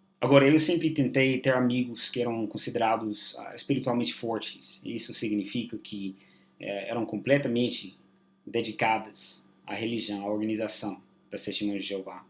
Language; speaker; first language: Portuguese; non-native, fluent; English